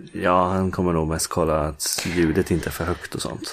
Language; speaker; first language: Swedish; native; Swedish